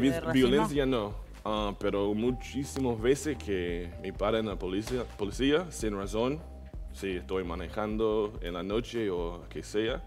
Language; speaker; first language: Spanish; non-native, learner; English